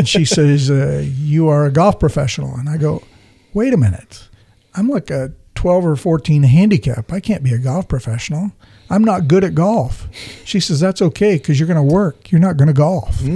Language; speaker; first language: English; native; English